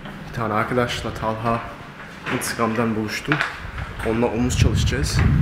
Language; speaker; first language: Turkish; early bilingual, heritage; Turkish